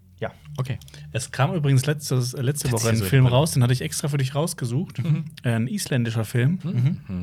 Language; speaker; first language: German; native; German